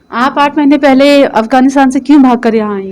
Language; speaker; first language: Hindi; native; Hindi